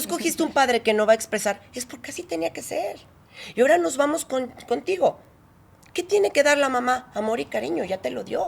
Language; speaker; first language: Spanish; native; Spanish